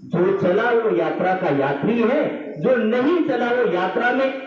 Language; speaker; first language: Hindi; non-native, local second language; Gujarati